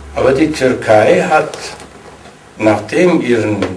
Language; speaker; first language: German; non-native, fluent; Turkish